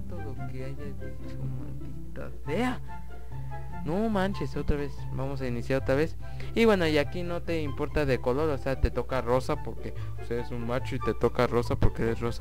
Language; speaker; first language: Spanish; native; Spanish